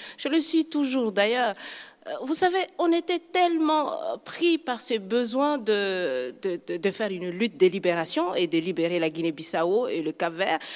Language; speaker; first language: French; non-native, local second language; Kabuverdianu